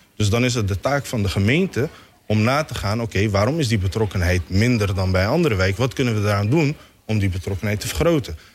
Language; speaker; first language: Dutch; non-native, fluent; Somali